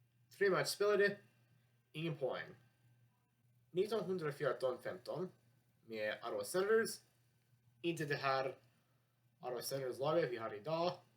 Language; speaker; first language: Swedish; non-native, learner; English